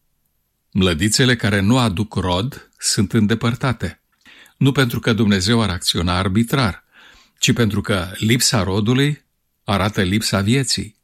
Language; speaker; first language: Romanian; native; Romanian